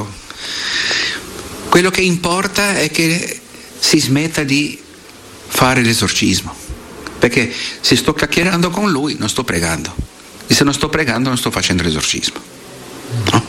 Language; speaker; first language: Italian; non-native, fluent; Portuguese